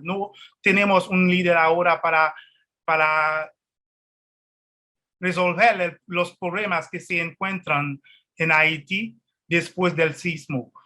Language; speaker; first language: Spanish; non-native, fluent; Haitian Creole